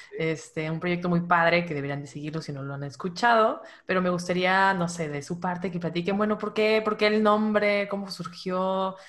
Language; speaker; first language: Spanish; native; Spanish